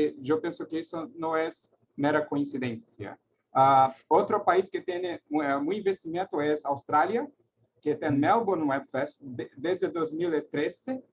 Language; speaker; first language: Spanish; non-native, learner; Portuguese